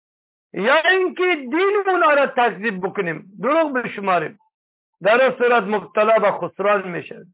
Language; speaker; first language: Persian; native; Persian